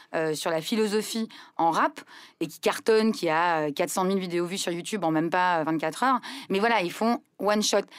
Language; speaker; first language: French; non-native, local second language; Arabic